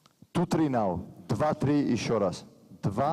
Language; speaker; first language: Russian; non-native, learner; Italian